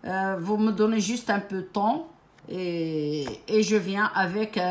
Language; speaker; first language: French; non-native, local second language; Arabic